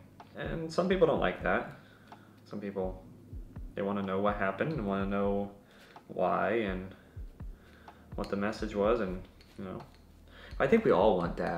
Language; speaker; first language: English; native; English